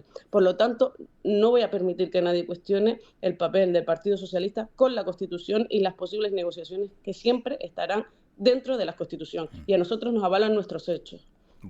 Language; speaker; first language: Spanish; native; Spanish